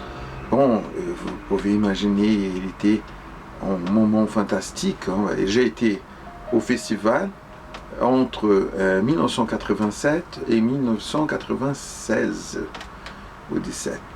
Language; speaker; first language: French; non-native, fluent; Portuguese